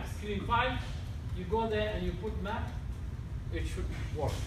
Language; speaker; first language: English; non-native, fluent; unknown